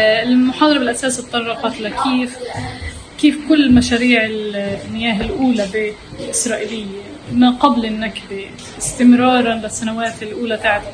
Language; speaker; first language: Arabic; native; Arabic